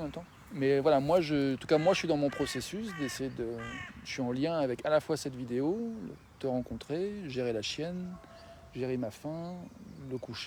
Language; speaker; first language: French; native; French